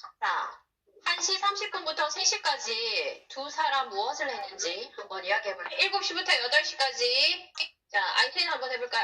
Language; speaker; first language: Korean; native; Korean